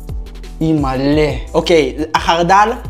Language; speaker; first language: Hebrew; native; Hebrew